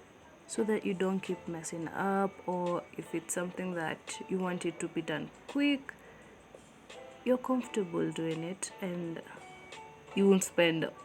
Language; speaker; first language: English; non-native, local second language; Swahili